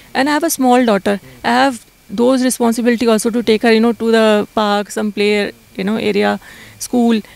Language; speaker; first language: Hindi; native; Hindi